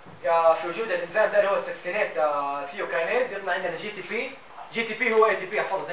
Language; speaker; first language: Arabic; native; Arabic